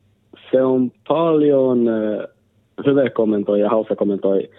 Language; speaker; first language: Finnish; non-native, local second language; Swedish